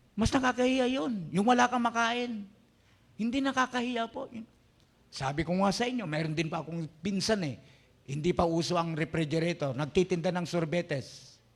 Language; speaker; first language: Filipino; non-native, local second language; Pampanga